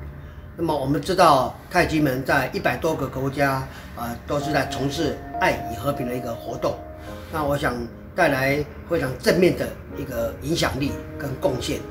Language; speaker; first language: Chinese; native; Chinese